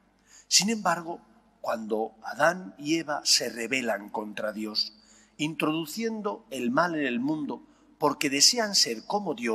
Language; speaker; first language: Spanish; native; Spanish